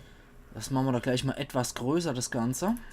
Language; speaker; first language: German; native; German